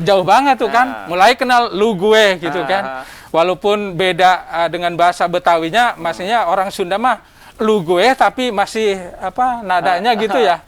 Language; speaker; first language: Indonesian; non-native, local second language; Sundanese